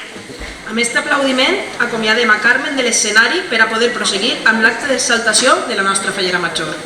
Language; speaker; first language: Catalan; native; Catalan